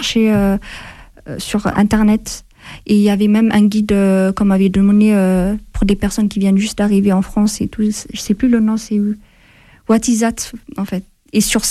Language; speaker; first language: French; non-native, fluent; Amharic